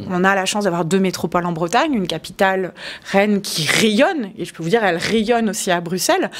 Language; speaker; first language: French; native; French